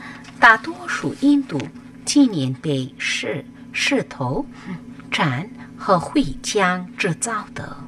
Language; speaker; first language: Chinese; non-native, learner; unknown